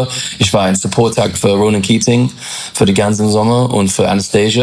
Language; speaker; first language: German; non-native, learner; English